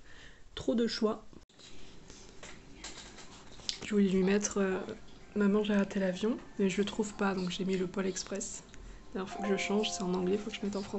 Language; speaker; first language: French; native; French